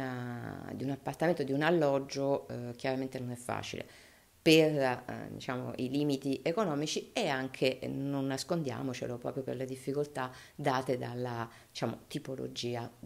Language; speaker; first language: Italian; native; Italian